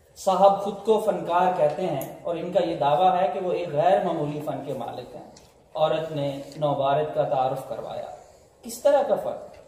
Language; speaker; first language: Urdu; non-native, local second language; Punjabi